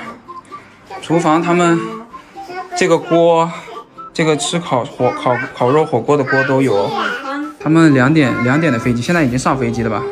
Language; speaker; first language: Chinese; native; Chinese